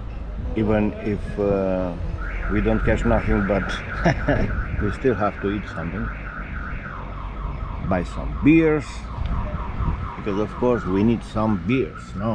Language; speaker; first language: English; non-native, learner; Romanian